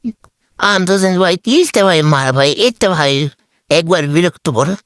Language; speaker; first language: Bangla; native; Bangla